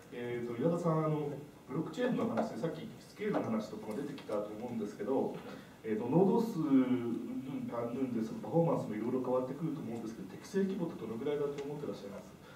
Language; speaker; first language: Japanese; native; Japanese